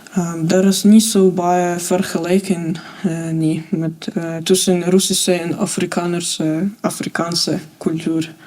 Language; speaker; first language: Afrikaans; non-native, fluent; Russian